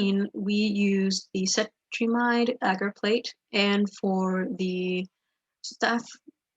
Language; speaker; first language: English; native; English